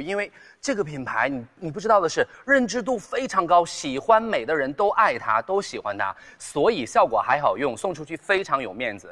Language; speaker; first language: Chinese; native; Chinese